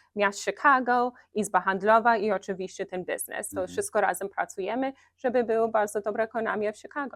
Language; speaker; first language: Polish; early bilingual, heritage; Polish